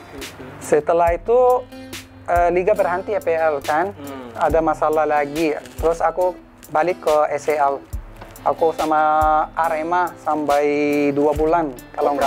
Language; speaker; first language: Indonesian; non-native, fluent; Arabic